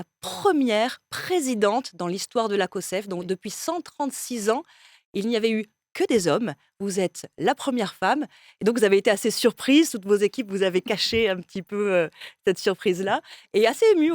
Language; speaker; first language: French; native; French